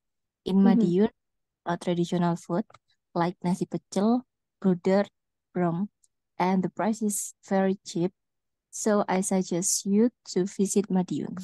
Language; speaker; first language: English; non-native, learner; Indonesian